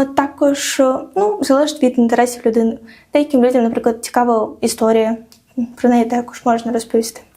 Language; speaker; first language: Ukrainian; non-native, local second language; Crimean Tatar